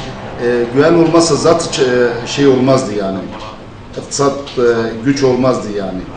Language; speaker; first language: Turkish; non-native, fluent; Arabic